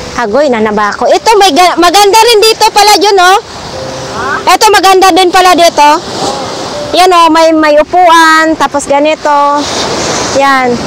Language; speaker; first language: Filipino; non-native, local second language; Masbatenyo